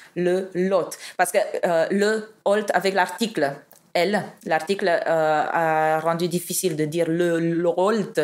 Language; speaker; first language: French; non-native, fluent; Romanian